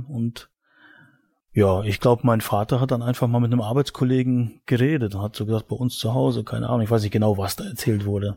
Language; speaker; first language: German; native; German